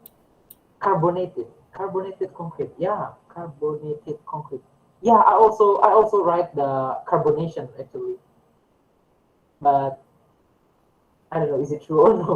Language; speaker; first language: English; non-native, learner; Indonesian